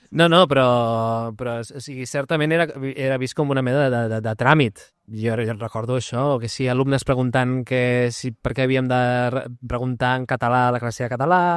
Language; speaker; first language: Catalan; non-native, local second language; Spanish